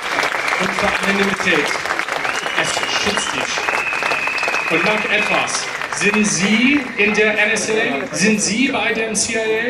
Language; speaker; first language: German; non-native, learner; English